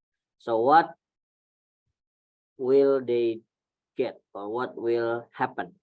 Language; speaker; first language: English; non-native, fluent; Indonesian